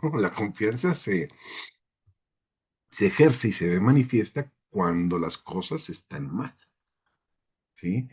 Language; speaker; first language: Spanish; native; Spanish